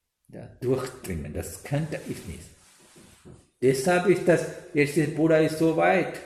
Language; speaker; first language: German; non-native, learner; Sinhala